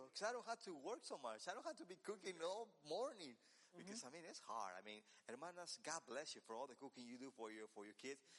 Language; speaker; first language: English; non-native, learner; Spanish